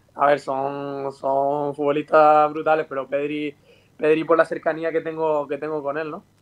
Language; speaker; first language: Spanish; native; Spanish